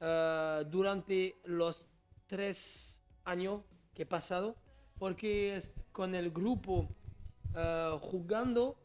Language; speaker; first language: Spanish; non-native, learner; French